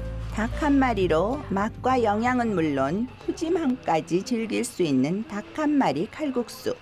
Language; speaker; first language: Korean; native; Korean